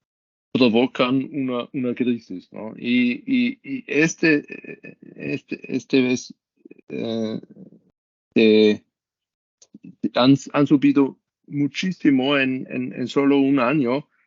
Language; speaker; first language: Spanish; non-native, learner; German